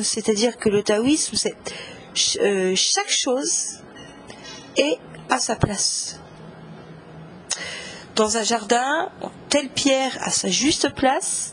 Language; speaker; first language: French; native; French